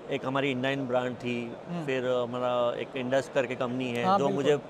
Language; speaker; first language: Hindi; native; Hindi